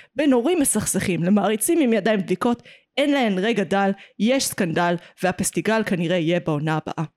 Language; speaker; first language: Hebrew; native; Hebrew